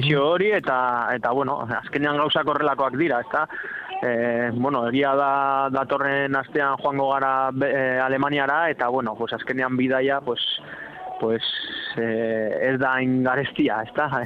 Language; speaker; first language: Basque; non-native, local second language; Spanish